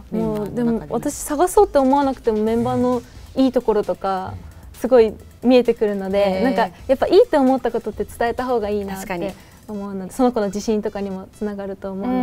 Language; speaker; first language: Japanese; native; Japanese